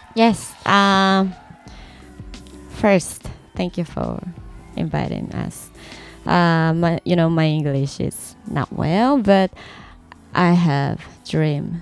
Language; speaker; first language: English; non-native, learner; Japanese